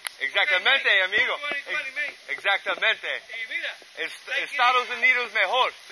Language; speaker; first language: Spanish; non-native, learner; English